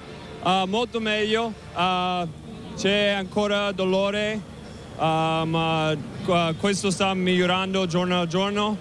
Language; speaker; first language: Italian; non-native, learner; English